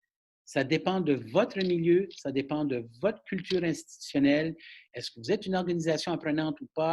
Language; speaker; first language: French; native; French